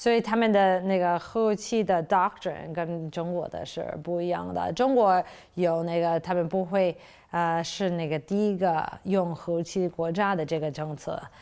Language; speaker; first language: Chinese; non-native, fluent; English